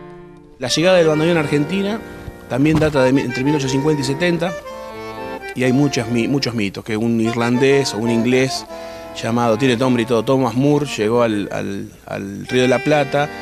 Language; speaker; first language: Spanish; native; Spanish